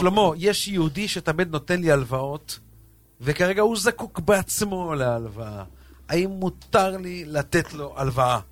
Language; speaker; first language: Hebrew; native; Hebrew